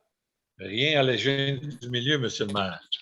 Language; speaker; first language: French; native; French